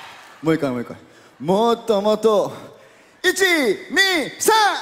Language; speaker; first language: Japanese; non-native, fluent; Korean